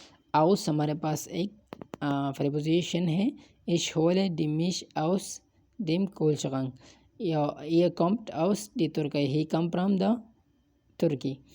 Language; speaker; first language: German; non-native, learner; Hindi